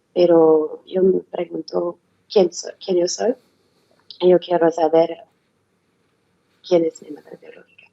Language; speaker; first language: Spanish; non-native, learner; French